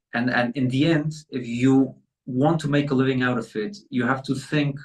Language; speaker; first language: English; non-native, fluent; Spanish